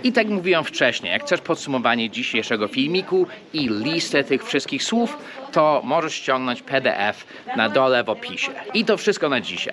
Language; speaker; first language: Polish; early bilingual, heritage; English